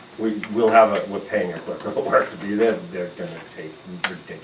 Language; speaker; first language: English; native; English